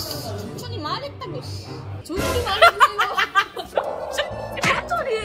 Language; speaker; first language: Korean; non-native, learner; Filipino